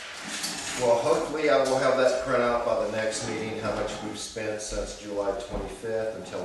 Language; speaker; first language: English; native; English